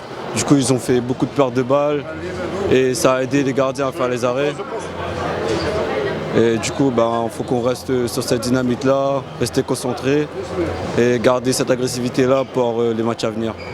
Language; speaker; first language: French; native; French